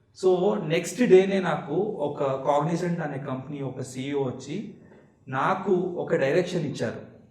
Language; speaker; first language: Telugu; non-native, local second language; Marathi